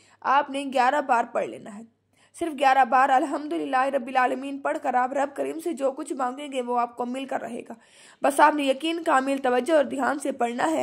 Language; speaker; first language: Urdu; native; Urdu